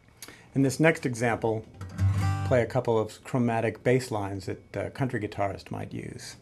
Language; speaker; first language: English; native; English